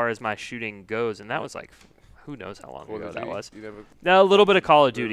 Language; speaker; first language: English; native; English